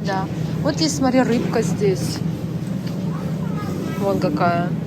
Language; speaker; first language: Russian; native; Russian